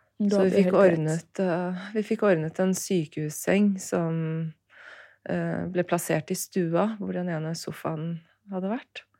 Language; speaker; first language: Norwegian; early bilingual, other home language; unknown